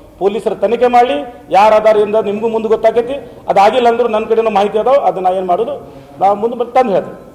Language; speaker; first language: Kannada; non-native, local second language; Urdu